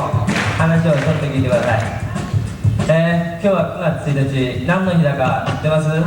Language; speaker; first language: Japanese; native; Japanese